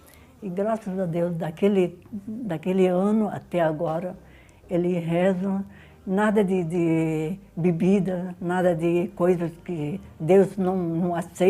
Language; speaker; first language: Portuguese; non-native, learner; Arabic